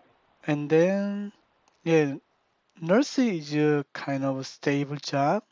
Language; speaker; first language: English; non-native, learner; Korean